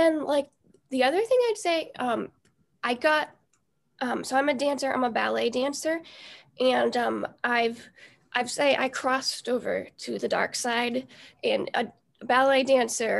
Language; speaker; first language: English; native; English